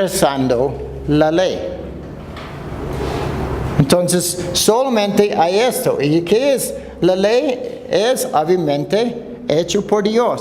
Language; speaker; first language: Spanish; non-native, fluent; English